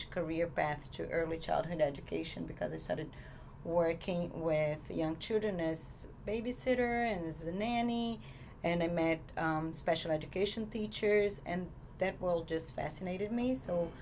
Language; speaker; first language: English; non-native, fluent; Portuguese